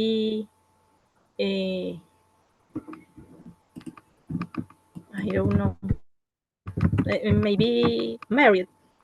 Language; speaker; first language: English; non-native, learner; Spanish